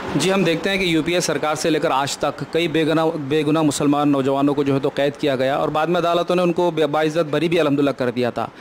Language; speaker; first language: Urdu; native; Urdu